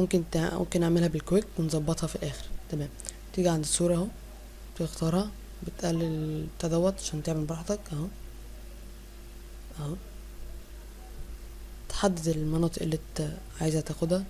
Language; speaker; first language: Arabic; native; Arabic